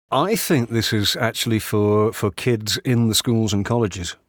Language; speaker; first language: English; native; English